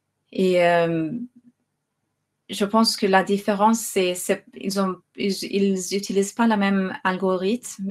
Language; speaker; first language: French; non-native, fluent; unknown